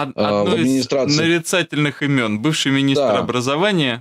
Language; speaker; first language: Russian; native; Russian